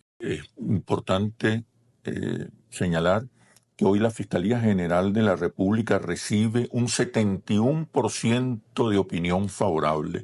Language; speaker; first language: Spanish; native; Spanish